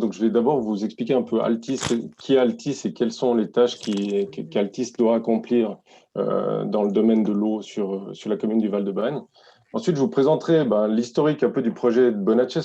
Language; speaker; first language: French; native; French